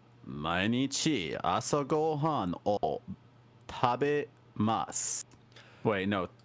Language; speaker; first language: Japanese; non-native, learner; English